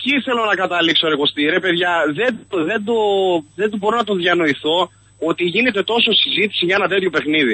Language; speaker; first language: Greek; native; Greek